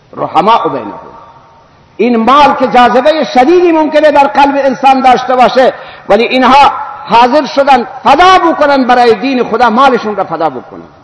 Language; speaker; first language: Persian; non-native, local second language; Baluchi